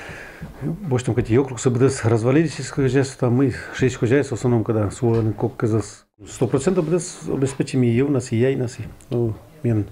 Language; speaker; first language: Russian; non-native, local second language; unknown